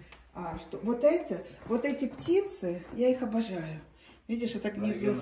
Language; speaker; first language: Russian; native; Russian